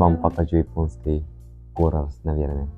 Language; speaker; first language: Russian; non-native, learner; Japanese